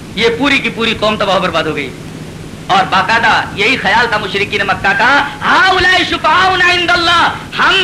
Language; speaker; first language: Urdu; native; Urdu